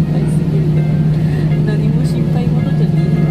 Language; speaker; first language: Japanese; non-native, learner; Georgian